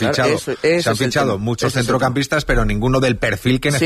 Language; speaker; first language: Spanish; native; Spanish